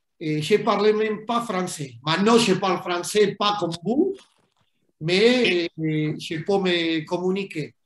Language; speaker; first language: French; non-native, fluent; Spanish